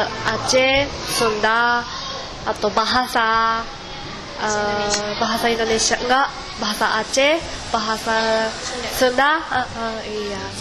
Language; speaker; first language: Indonesian; non-native, learner; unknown